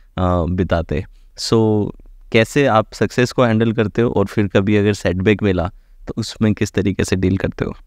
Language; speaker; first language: Hindi; native; Hindi